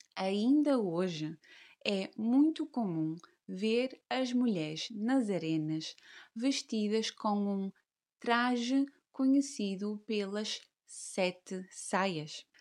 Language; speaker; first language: Portuguese; native; Portuguese